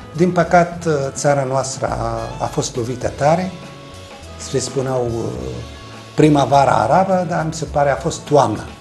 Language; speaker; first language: Romanian; non-native, fluent; Arabic